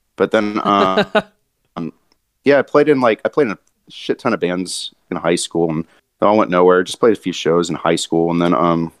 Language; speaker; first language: English; native; English